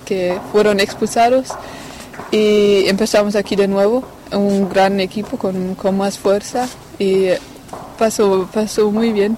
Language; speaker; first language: Spanish; non-native, fluent; French